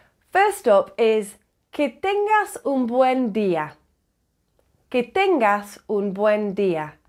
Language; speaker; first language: Spanish; non-native, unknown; English